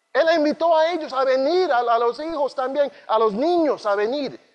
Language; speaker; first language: Spanish; non-native, learner; English